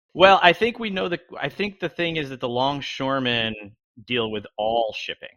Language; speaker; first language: English; native; English